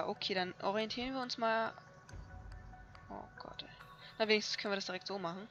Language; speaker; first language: German; native; German